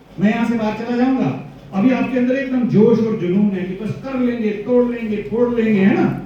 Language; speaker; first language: Hindi; non-native, local second language; Gujarati